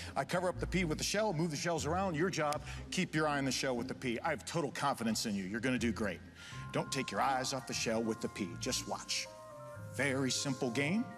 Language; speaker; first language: English; native; English